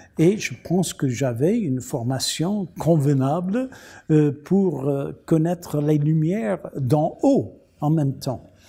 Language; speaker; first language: French; non-native, fluent; English